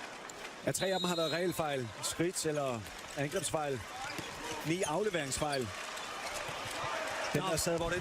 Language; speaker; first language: Danish; native; Danish